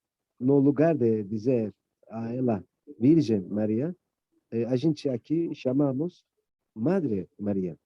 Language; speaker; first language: Portuguese; non-native, learner; Turkish